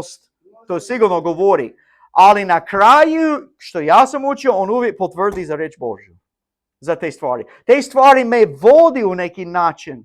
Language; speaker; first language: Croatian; non-native, learner; English